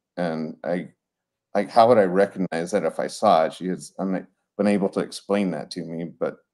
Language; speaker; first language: English; native; English